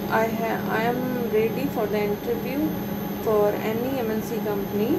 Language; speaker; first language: English; non-native, local second language; Hindi